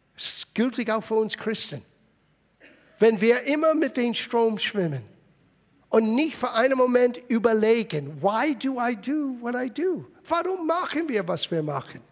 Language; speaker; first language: German; non-native, fluent; English